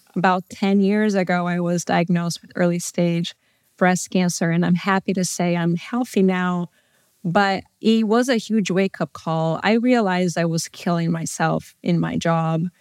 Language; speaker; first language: English; non-native, fluent; Portuguese